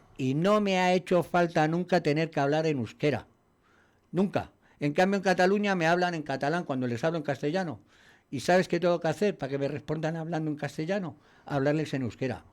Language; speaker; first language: Spanish; native; Spanish